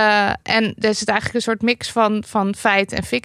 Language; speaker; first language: Dutch; native; Dutch